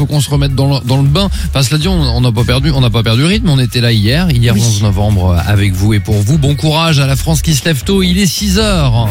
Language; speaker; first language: French; native; French